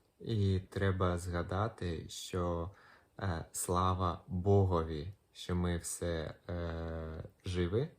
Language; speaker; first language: Ukrainian; non-native, local second language; Russian